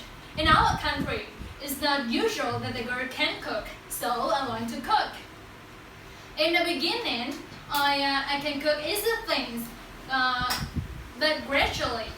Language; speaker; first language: English; non-native, learner; Vietnamese